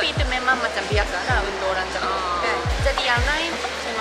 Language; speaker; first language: Indonesian; non-native, fluent; Japanese